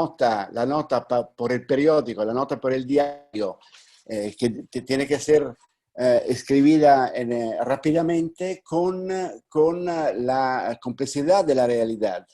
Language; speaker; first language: Spanish; non-native, fluent; Italian